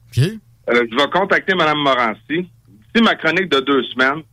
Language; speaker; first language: French; native; French